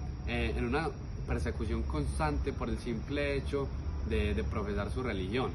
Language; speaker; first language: Spanish; native; Spanish